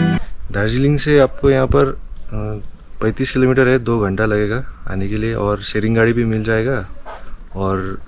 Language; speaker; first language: Hindi; non-native, local second language; Nepali